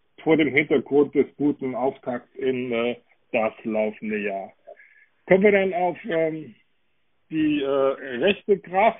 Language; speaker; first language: German; native; German